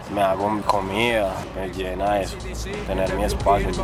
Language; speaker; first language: Spanish; native; Spanish